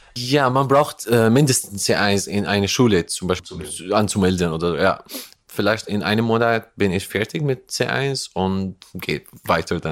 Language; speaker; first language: German; non-native, learner; Arabic